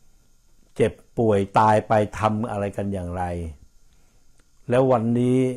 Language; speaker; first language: Thai; native; Thai